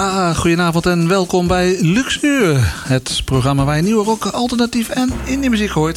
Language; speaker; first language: Dutch; native; Dutch